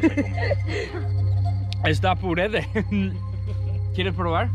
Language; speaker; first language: Spanish; non-native, fluent; English